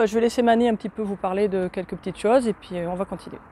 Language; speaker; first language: French; native; French